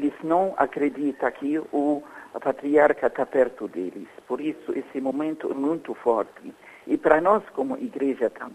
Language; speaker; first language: Portuguese; non-native, fluent; Arabic